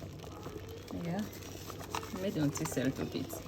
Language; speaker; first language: French; non-native, learner; Haitian Creole